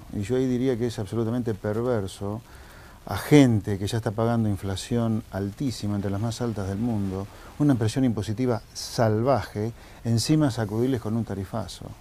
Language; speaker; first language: Spanish; native; Spanish